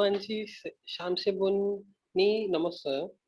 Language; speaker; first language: Korean; non-native, learner; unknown